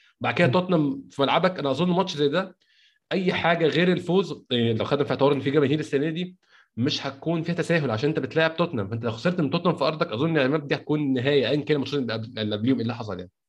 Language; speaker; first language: Arabic; native; Arabic